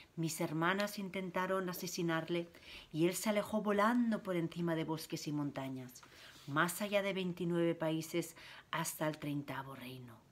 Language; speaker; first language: Spanish; native; Spanish